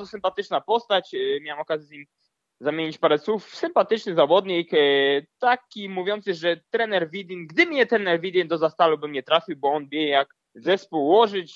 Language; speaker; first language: Polish; native; Polish